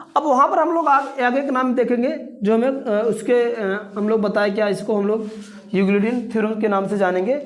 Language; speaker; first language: Hindi; native; Hindi